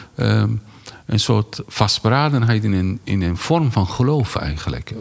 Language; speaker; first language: Dutch; non-native, fluent; Persian